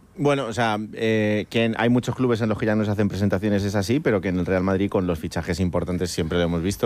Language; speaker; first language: Spanish; native; Spanish